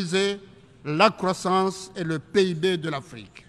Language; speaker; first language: French; non-native, local second language; Ngazidja Comorian